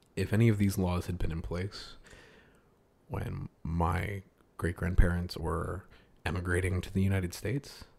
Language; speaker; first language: English; early bilingual, other home language; Italian